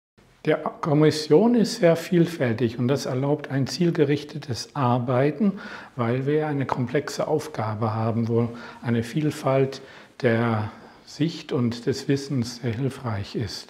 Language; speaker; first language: German; non-native, fluent; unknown